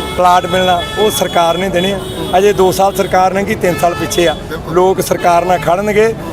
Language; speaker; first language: Punjabi; native; Punjabi